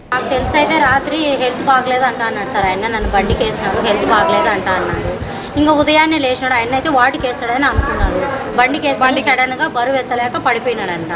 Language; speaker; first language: Telugu; native; Telugu